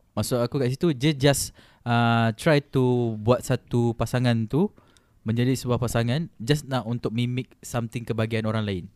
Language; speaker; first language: Malay; native; Malay